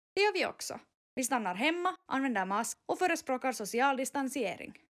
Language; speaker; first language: Swedish; native; Swedish